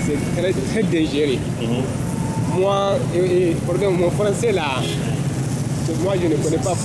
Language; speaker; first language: French; non-native, learner; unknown